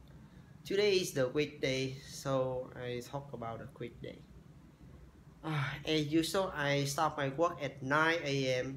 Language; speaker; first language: English; non-native, learner; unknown